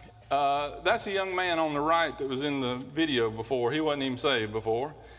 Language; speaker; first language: English; native; English